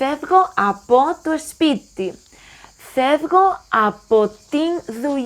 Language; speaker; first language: Greek; non-native, learner; English